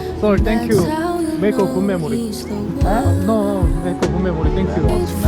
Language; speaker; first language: English; non-native, learner; Korean